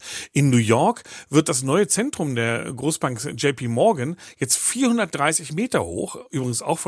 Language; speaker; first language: German; native; German